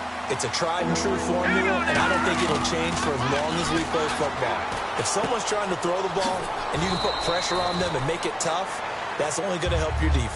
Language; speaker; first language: English; native; English